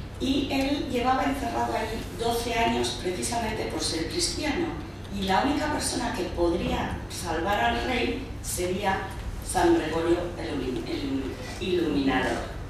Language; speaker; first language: Spanish; early bilingual, heritage; Spanish